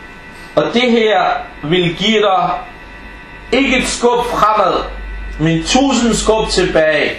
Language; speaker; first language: Danish; early bilingual, other home language; Arabic